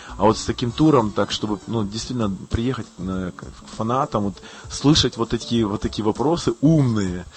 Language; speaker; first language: Russian; native; Russian